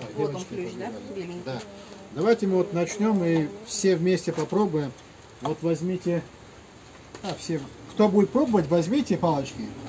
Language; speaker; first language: Russian; non-native, local second language; Adyghe